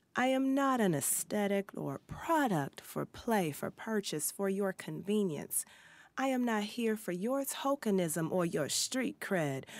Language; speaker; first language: English; native; English